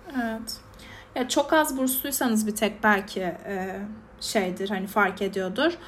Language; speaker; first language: Turkish; native; Turkish